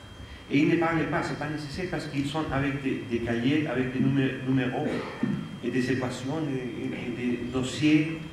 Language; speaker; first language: French; non-native, fluent; Spanish